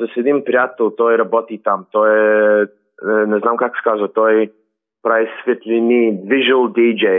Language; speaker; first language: Bulgarian; early bilingual, heritage; Bulgarian